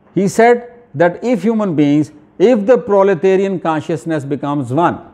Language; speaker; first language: English; non-native, local second language; Urdu